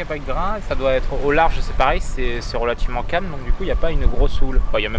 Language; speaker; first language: French; native; French